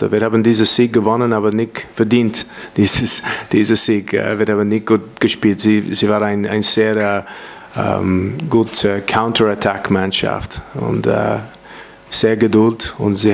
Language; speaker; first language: German; non-native, learner; English